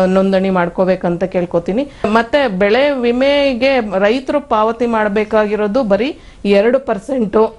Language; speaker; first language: Kannada; native; Kannada